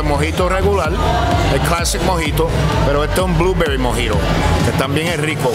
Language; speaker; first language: Spanish; early bilingual, heritage; Spanish